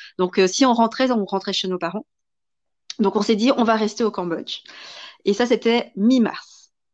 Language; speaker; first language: French; early bilingual, other home language; Vietnamese